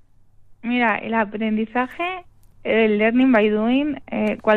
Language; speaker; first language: Spanish; native; Spanish